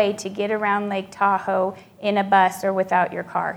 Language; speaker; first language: English; native; English